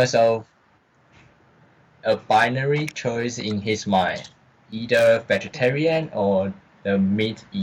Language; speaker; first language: English; non-native, learner; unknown